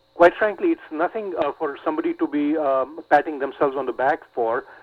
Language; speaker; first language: English; non-native, local second language; Urdu